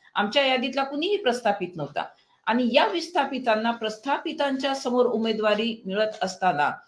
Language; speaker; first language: Marathi; native; Marathi